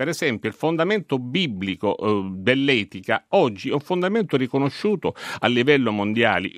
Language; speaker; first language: Italian; native; Italian